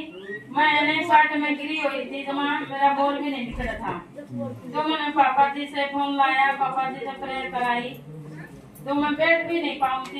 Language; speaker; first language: Hindi; non-native, local second language; Punjabi